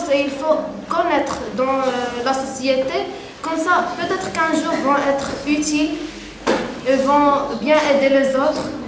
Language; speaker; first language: French; non-native, learner; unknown